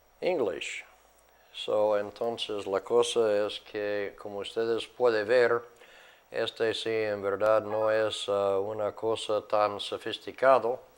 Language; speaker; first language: Spanish; non-native, fluent; English